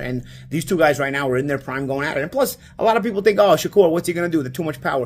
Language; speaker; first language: English; native; English